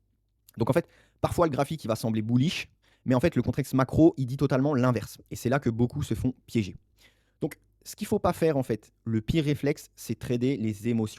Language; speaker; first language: French; native; French